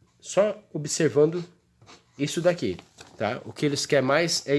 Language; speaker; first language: Portuguese; native; Portuguese